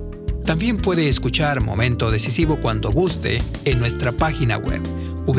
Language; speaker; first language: Spanish; native; Spanish